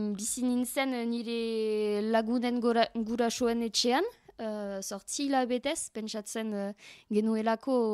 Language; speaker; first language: Basque; non-native, learner; French